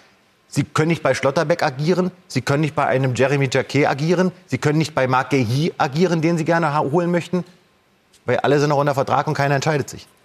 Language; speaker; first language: German; native; German